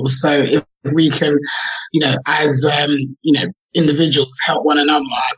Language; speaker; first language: English; native; English